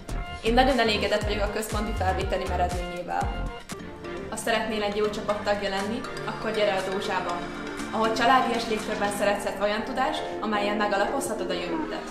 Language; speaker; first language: Hungarian; native; Hungarian